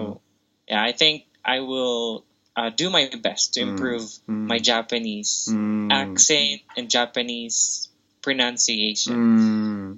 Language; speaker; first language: English; non-native, local second language; Filipino